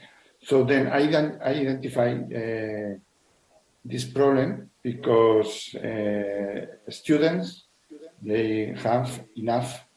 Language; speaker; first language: English; non-native, learner; Spanish